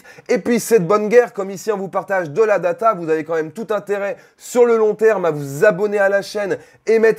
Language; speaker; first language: French; native; French